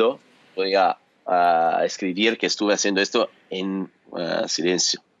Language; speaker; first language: Spanish; non-native, fluent; Italian